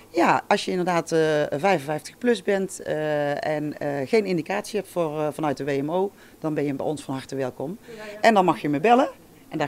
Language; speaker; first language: Dutch; native; Dutch